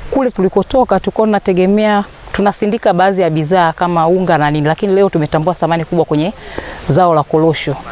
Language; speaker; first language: Swahili; native; Swahili